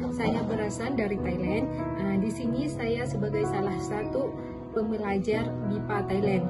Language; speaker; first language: Indonesian; non-native, learner; Thai